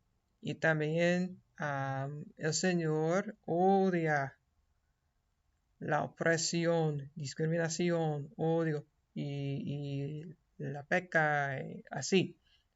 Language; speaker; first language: Spanish; non-native, fluent; English